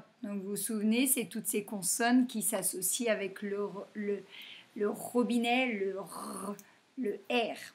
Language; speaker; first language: French; native; French